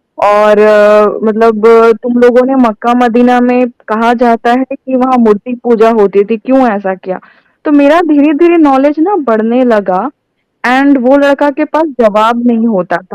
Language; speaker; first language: Hindi; native; Hindi